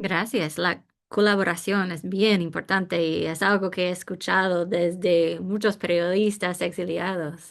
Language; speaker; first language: Spanish; non-native, fluent; English